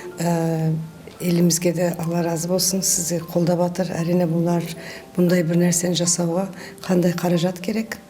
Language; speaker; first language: Kazakh; early bilingual, heritage; Kazakh